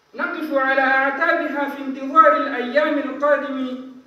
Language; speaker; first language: Arabic; non-native, fluent; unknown